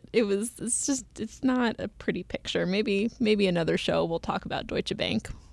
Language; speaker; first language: English; native; English